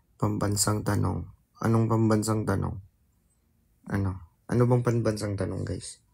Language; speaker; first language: Filipino; non-native, local second language; Hiligaynon